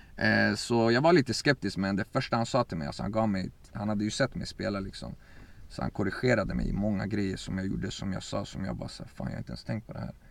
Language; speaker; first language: Swedish; early bilingual, other home language; Kurdish